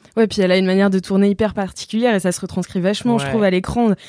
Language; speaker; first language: French; native; French